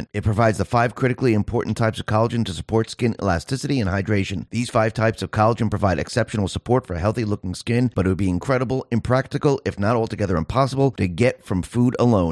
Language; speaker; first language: English; native; English